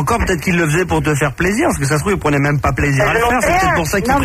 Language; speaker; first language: French; native; French